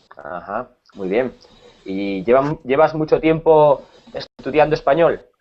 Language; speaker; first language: Spanish; native; Spanish